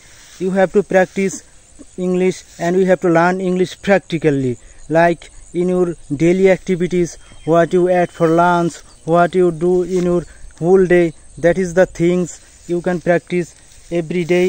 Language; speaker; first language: English; non-native, learner; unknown